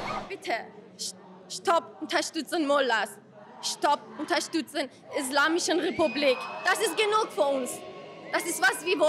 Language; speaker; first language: German; non-native, learner; Persian